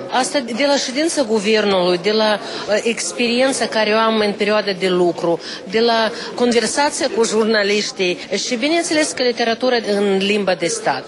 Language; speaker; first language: Romanian; non-native, local second language; Russian